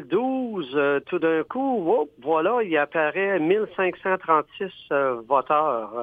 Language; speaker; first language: French; native; French